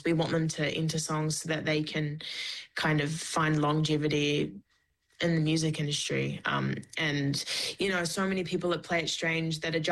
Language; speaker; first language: English; native; English